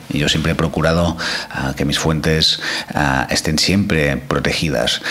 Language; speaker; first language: Spanish; non-native, local second language; Catalan